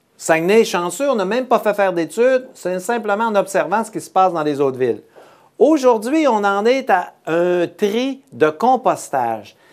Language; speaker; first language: French; native; French